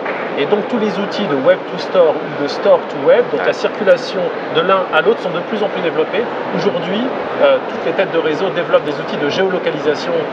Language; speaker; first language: French; native; French